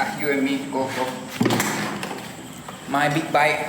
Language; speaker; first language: English; non-native, learner; Thai